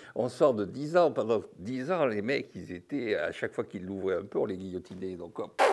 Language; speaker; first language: French; native; French